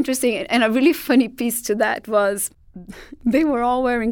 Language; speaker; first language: English; non-native, fluent; Portuguese